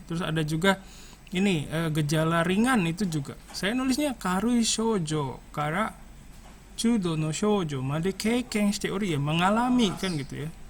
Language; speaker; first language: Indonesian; native; Indonesian